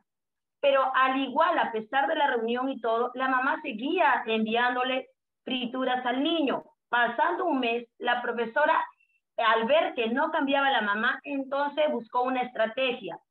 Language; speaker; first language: Spanish; native; Spanish